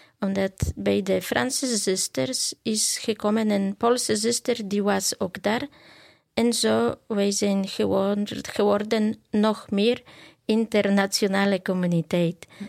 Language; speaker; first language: Dutch; non-native, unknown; Polish